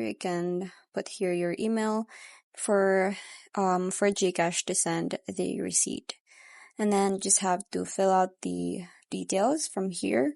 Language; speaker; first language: English; non-native, local second language; Filipino